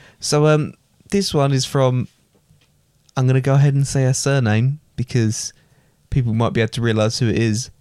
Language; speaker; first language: English; native; English